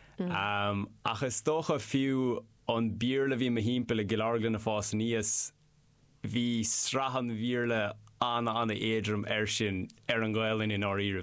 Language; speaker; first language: Irish; non-native, local second language; English